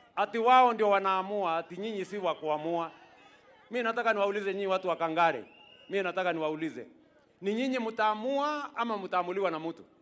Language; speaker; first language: Swahili; non-native, local second language; Kalenjin